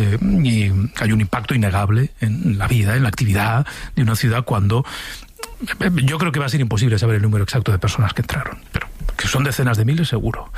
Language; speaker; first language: Spanish; native; Spanish